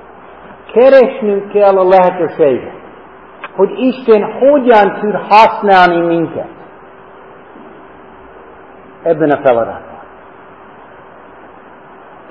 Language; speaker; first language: Hungarian; non-native, fluent; English